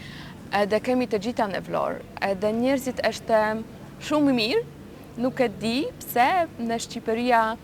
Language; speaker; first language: Albanian; non-native, learner; Polish